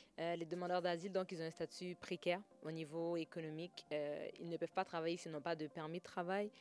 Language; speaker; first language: French; native; French